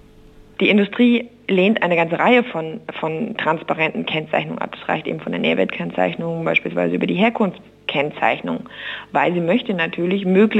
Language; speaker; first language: German; native; German